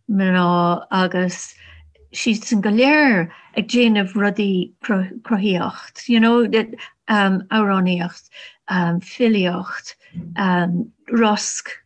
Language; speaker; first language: Irish; non-native, learner; English